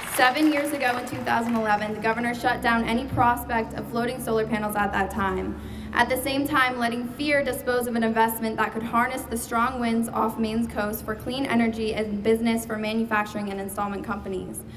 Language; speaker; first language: English; native; English